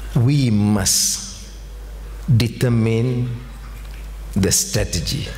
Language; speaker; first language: English; non-native, local second language; Malay